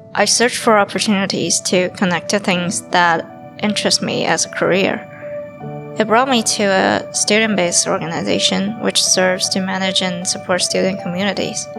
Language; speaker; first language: English; non-native, fluent; Chinese